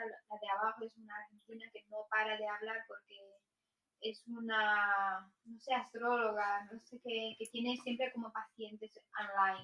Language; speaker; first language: Spanish; non-native, fluent; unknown